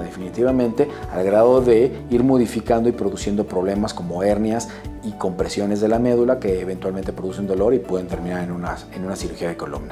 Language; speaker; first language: Spanish; native; Spanish